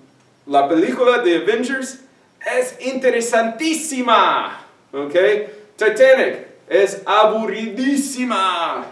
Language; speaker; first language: Spanish; non-native, fluent; English